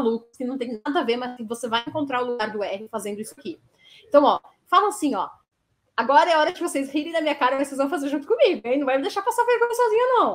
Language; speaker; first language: Portuguese; native; Portuguese